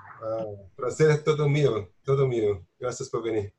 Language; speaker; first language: Spanish; non-native, learner; Portuguese